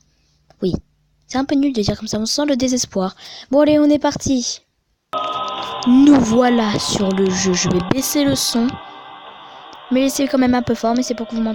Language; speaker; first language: French; native; French